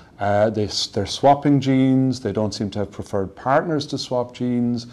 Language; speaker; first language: English; native; English